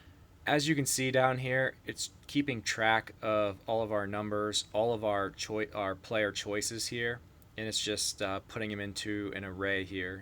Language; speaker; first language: English; native; English